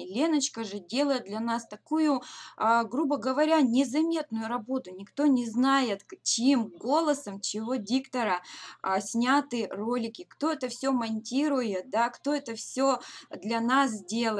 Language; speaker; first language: Russian; native; Russian